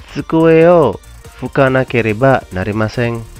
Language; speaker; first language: Japanese; non-native, fluent; Indonesian